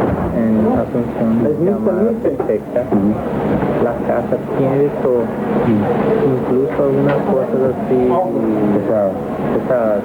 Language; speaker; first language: Spanish; non-native, learner; Portuguese